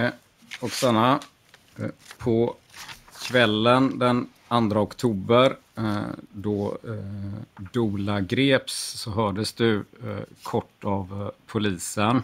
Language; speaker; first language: Swedish; native; Swedish